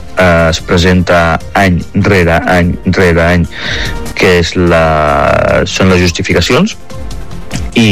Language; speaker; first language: Catalan; native; Catalan